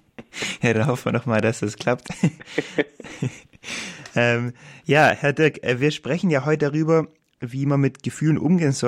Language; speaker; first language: German; native; German